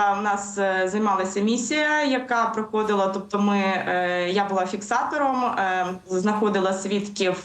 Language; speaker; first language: Ukrainian; native; Ukrainian